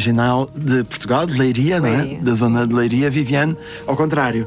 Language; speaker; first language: Portuguese; native; Portuguese